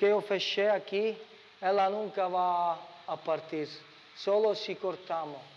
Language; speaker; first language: Portuguese; non-native, learner; Italian